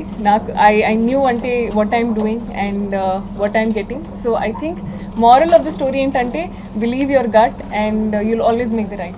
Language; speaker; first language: Telugu; non-native, fluent; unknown